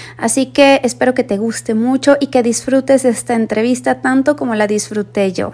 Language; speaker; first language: Spanish; native; Spanish